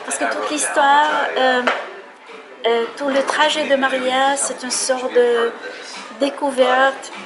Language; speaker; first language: French; non-native, fluent; Hungarian